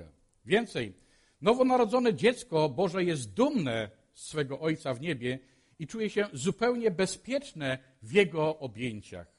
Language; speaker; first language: Polish; native; Polish